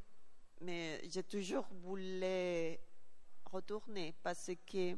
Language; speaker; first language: French; non-native, learner; Spanish